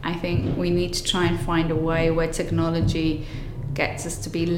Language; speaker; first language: English; native; English